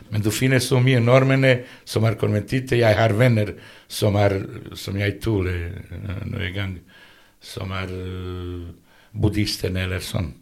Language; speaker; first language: Norwegian; non-native, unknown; Bosnian